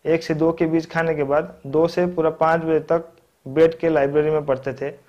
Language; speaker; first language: Hindi; non-native, local second language; Odia